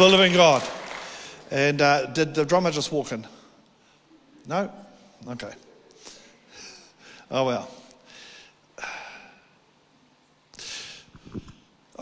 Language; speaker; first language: English; native; English